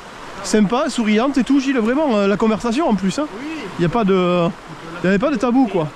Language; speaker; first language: French; native; French